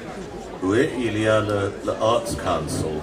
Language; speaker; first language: French; non-native, fluent; English